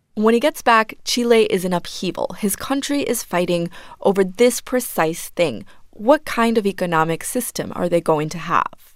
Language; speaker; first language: English; non-native, fluent; Spanish